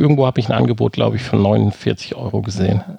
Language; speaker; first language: German; native; German